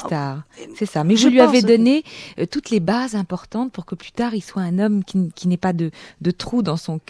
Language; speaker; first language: French; native; French